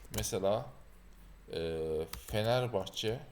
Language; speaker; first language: English; non-native, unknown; Turkish